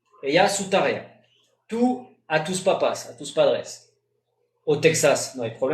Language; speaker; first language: Spanish; non-native, fluent; French